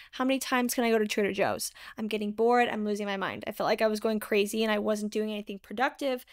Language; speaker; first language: English; native; English